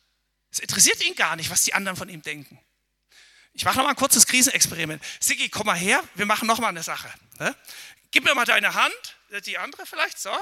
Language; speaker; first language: German; native; German